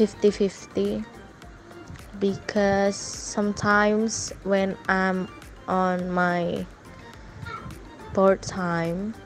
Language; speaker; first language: English; non-native, learner; Indonesian